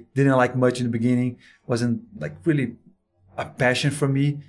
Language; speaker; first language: English; non-native, fluent; Portuguese